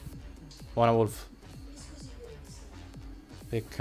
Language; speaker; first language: Italian; native; Italian